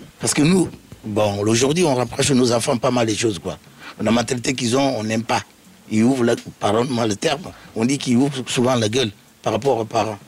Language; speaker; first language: French; non-native, fluent; Upper Guinea Crioulo